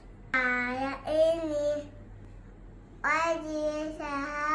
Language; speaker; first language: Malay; non-native, local second language; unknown